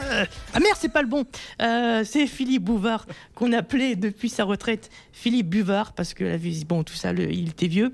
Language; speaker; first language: French; native; French